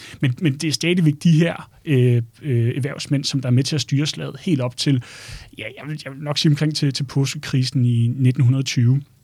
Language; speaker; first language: Danish; native; Danish